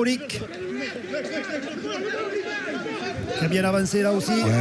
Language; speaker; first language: French; native; French